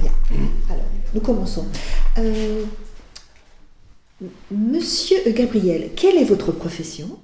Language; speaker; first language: French; native; French